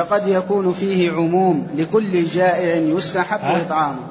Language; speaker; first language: Arabic; native; Arabic